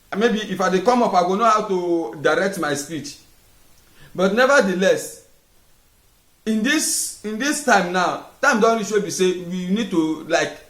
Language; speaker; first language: Nigerian Pidgin; non-native, local second language; Igbo